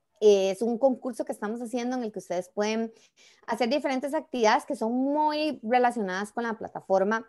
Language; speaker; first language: Spanish; native; Spanish